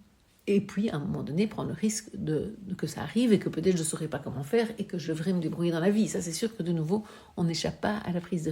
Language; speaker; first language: French; native; French